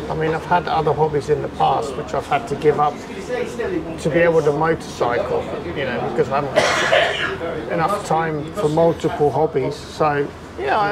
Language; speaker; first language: English; native; English